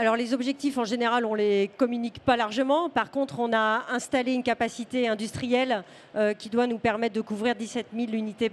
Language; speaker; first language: French; native; French